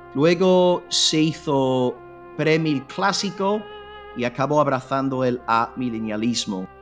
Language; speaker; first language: Spanish; non-native, fluent; English